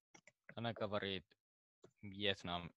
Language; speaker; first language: Russian; non-native, learner; Finnish